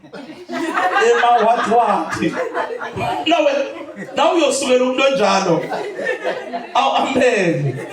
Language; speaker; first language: Zulu; native; Zulu